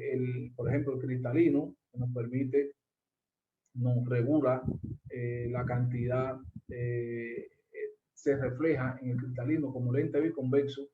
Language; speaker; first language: Spanish; native; Spanish